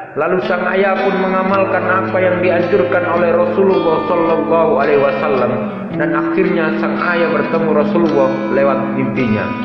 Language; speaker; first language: Indonesian; native; Indonesian